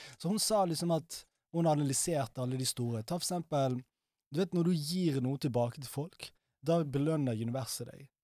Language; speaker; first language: Norwegian; early bilingual, other home language; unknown